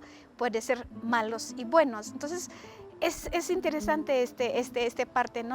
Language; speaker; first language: Spanish; non-native, fluent; Indonesian